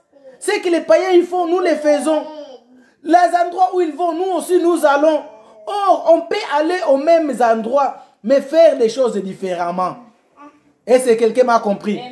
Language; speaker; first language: French; non-native, local second language; Lingala